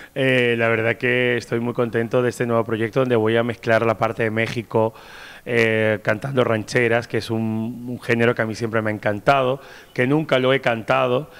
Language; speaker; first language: Spanish; native; Spanish